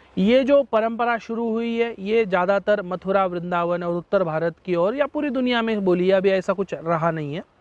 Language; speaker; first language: Hindi; non-native, local second language; Marathi